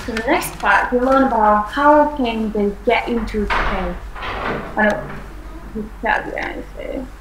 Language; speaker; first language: English; non-native, fluent; Vietnamese